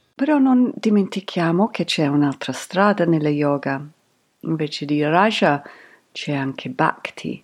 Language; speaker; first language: Italian; non-native, fluent; English